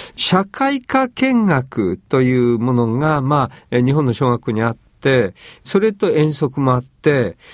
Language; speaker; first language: Japanese; native; Japanese